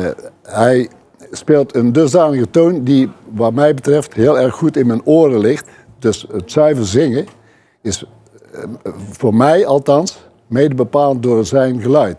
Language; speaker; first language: Dutch; native; Dutch